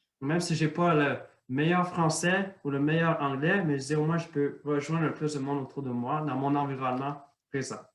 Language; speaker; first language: French; native; French